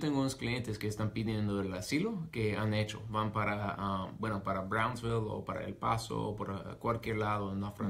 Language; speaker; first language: Spanish; non-native, fluent; English